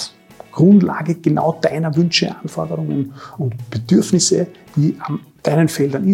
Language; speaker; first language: German; native; German